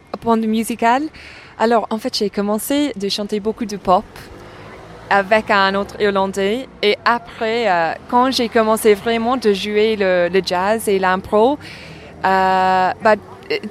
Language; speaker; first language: French; non-native, fluent; English